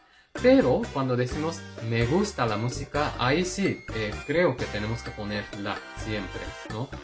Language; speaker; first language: Spanish; non-native, fluent; Japanese